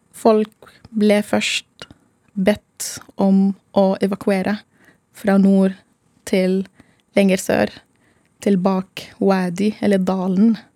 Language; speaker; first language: Norwegian; non-native, fluent; Arabic